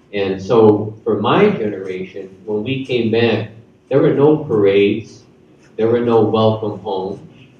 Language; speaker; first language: English; native; English